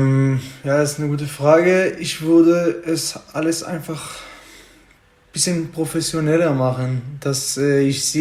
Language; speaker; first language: German; non-native, fluent; Hebrew